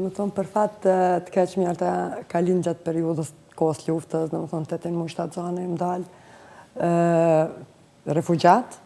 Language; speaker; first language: Albanian; native; Albanian